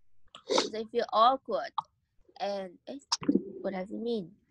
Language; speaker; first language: English; non-native, learner; Vietnamese